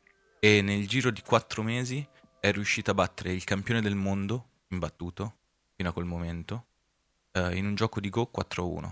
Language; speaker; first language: Italian; native; Italian